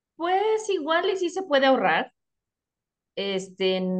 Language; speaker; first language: Spanish; early bilingual, heritage; Spanish